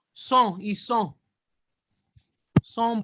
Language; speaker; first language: French; non-native, fluent; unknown